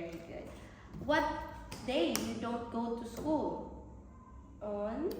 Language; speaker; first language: English; non-native, learner; Vietnamese